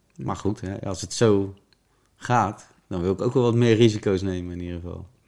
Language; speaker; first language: Dutch; native; Dutch